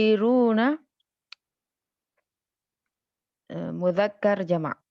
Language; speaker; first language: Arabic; non-native, learner; Indonesian